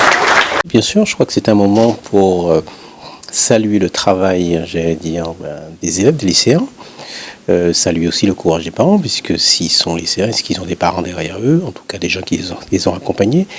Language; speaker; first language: French; native; French